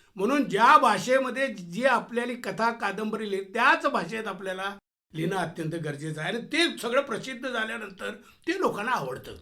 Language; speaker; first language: Marathi; native; Marathi